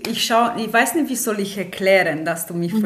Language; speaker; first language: German; non-native, fluent; Romanian